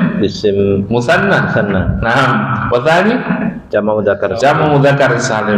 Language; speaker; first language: Arabic; non-native, fluent; Indonesian